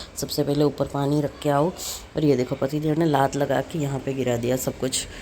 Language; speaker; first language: Hindi; non-native, local second language; Gujarati